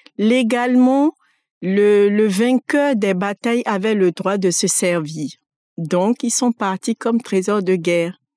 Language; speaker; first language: French; non-native, local second language; Fon